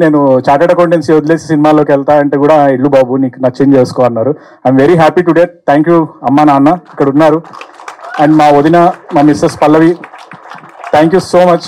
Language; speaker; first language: Telugu; native; Telugu